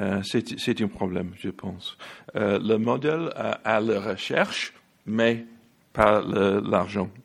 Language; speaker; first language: French; non-native, learner; English